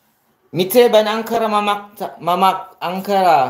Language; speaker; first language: Turkish; non-native, learner; Filipino